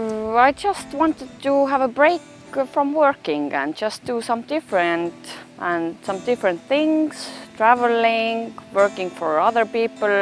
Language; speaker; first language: English; non-native, learner; Estonian